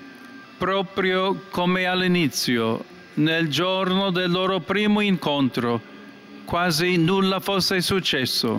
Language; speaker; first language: Italian; non-native, fluent; English